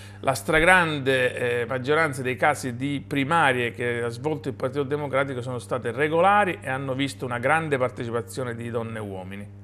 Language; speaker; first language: Italian; native; Italian